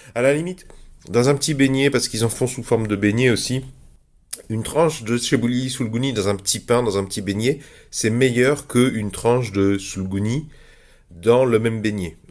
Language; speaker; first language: French; native; French